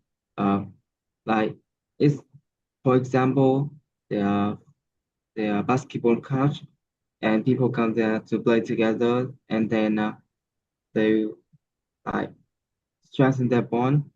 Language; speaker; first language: English; non-native, learner; Vietnamese